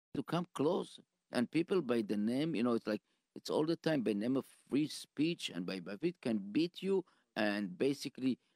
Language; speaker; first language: English; non-native, fluent; Hebrew